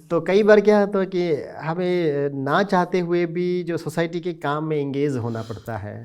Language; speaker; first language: Hindi; non-native, local second language; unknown